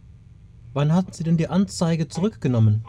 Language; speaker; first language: German; native; German